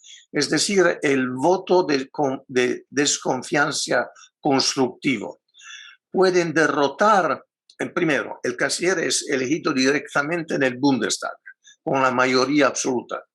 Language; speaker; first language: Spanish; non-native, fluent; Italian